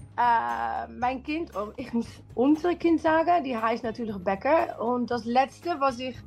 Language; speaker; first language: German; non-native, learner; Dutch